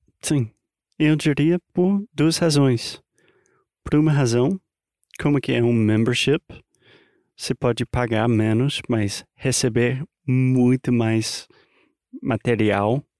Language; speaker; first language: Portuguese; non-native, fluent; English